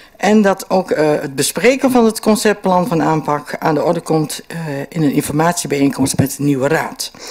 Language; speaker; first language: Dutch; native; Dutch